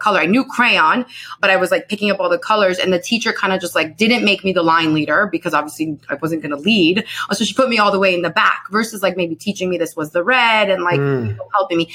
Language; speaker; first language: English; early bilingual, other home language; Spanish